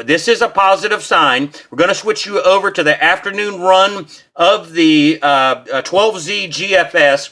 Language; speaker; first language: English; native; English